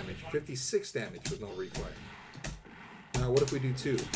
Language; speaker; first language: English; native; English